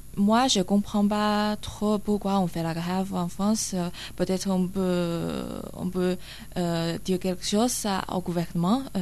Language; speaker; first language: French; non-native, learner; Chinese